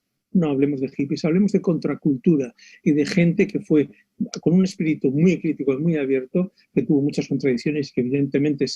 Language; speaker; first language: Spanish; native; Spanish